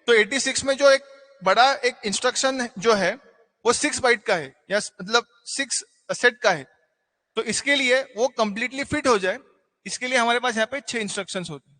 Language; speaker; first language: Hindi; non-native, local second language; Marathi